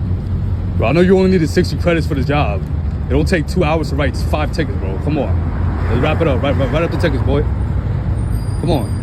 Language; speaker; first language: English; native; English